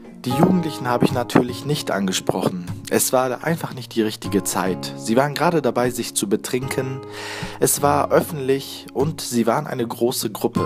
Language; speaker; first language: German; early bilingual, other home language; Turkish